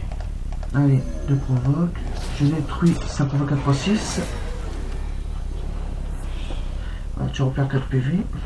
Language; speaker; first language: French; native; French